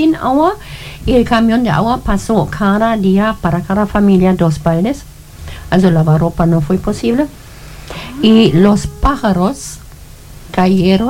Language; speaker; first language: Spanish; non-native, learner; German